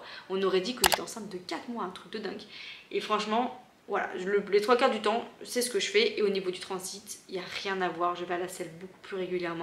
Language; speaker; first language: French; native; French